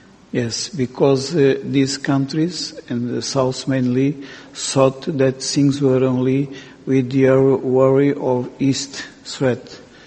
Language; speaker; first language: English; non-native, fluent; Portuguese